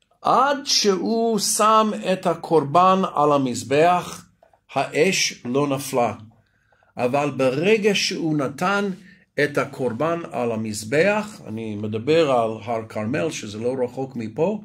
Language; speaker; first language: Hebrew; non-native, fluent; English